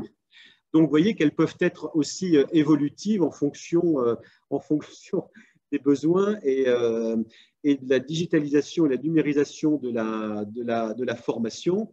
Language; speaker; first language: French; native; French